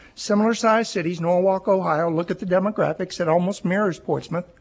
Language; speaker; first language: English; native; English